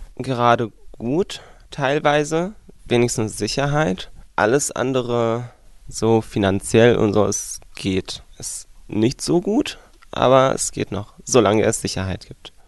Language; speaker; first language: German; non-native, fluent; Arabic